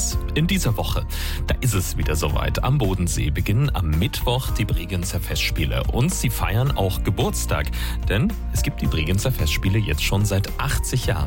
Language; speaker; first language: German; native; German